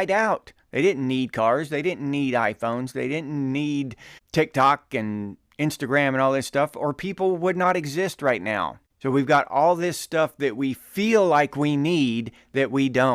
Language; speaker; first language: English; native; English